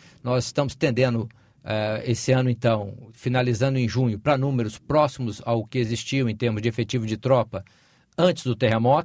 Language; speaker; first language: Portuguese; native; Portuguese